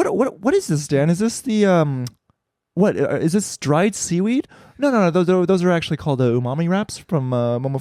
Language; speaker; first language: English; native; English